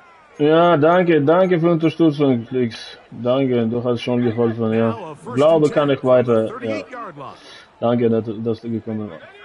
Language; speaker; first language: German; non-native, learner; Russian